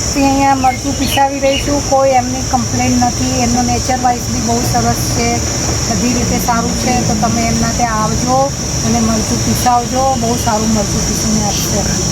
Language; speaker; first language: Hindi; non-native, local second language; Gujarati